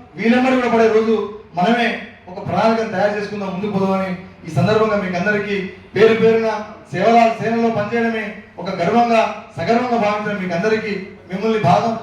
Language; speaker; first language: Telugu; non-native, local second language; Lambadi